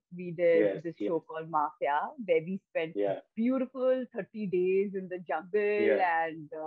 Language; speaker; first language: English; non-native, local second language; Bangla